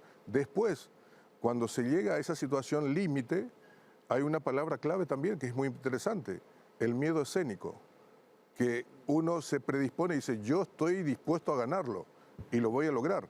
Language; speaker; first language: Spanish; native; Spanish